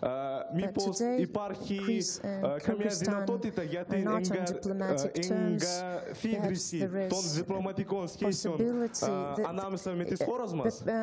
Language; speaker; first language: Greek; non-native, learner; Kyrgyz